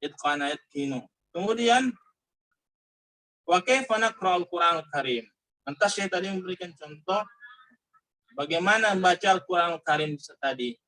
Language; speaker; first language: Indonesian; native; Indonesian